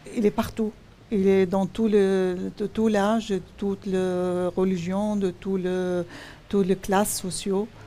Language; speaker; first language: French; non-native, fluent; Arabic